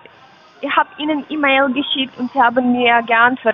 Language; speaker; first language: German; non-native, learner; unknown